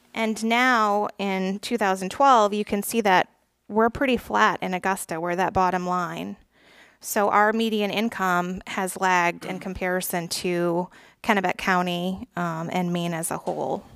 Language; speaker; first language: English; native; English